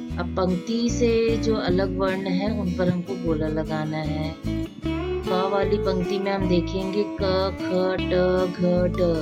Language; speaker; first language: Hindi; native; Hindi